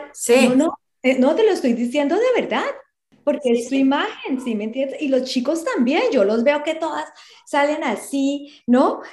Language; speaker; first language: Spanish; native; Spanish